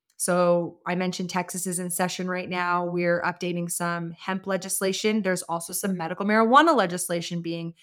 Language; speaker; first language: English; native; English